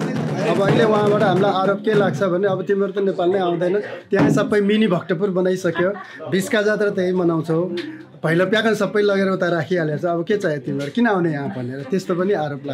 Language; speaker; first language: Nepali; non-native, local second language; Newari